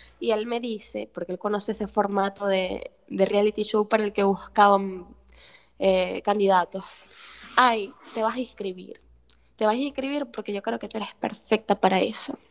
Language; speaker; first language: Spanish; native; Spanish